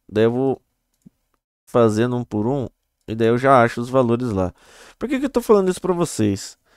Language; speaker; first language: Portuguese; native; Portuguese